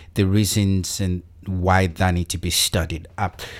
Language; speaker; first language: English; non-native, local second language; Yoruba